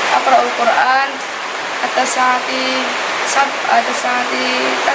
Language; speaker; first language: Arabic; non-native, learner; Indonesian